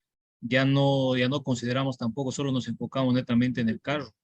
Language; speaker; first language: Spanish; native; Spanish